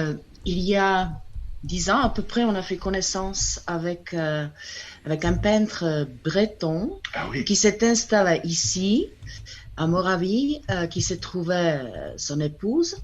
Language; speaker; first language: French; non-native, fluent; Czech